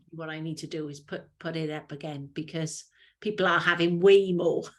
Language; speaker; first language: English; native; English